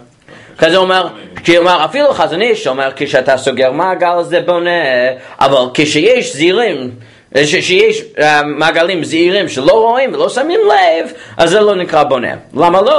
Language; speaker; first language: Hebrew; non-native, fluent; English